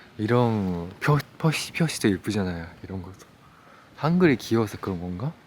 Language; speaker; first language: Korean; non-native, fluent; Japanese